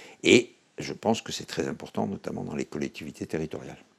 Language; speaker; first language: French; native; French